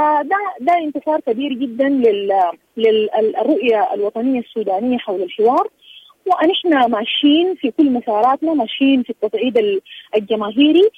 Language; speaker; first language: Arabic; native; Arabic